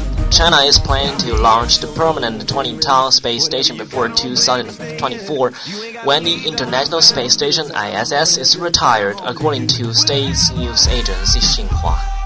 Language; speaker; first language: English; non-native, fluent; Chinese